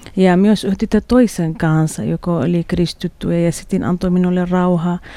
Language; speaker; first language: Finnish; non-native, learner; Arabic